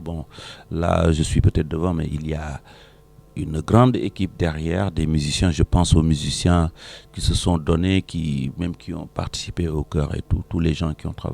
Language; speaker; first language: French; non-native, local second language; Wolof